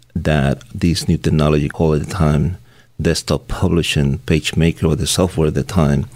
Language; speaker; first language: English; non-native, fluent; Spanish